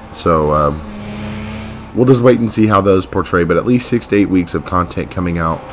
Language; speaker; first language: English; native; English